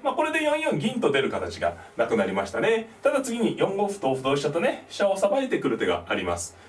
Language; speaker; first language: Japanese; native; Japanese